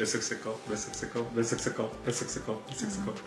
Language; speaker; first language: Indonesian; native; Indonesian